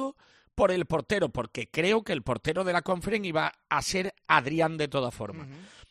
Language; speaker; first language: Spanish; native; Spanish